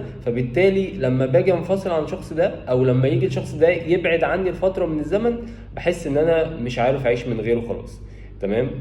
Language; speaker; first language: Arabic; native; Arabic